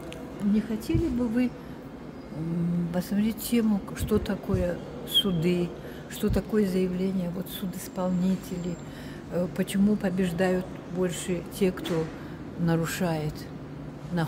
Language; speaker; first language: Russian; non-native, local second language; Tajik